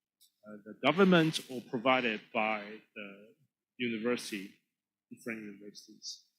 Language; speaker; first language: English; non-native, fluent; Chinese